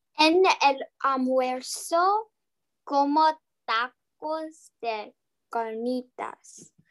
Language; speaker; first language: Spanish; non-native, learner; English